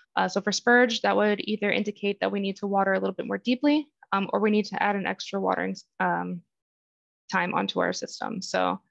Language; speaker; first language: English; native; English